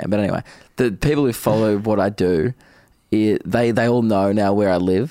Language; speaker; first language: English; native; English